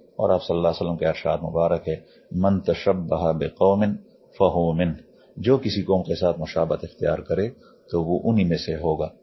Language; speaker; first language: Urdu; non-native, local second language; Pashto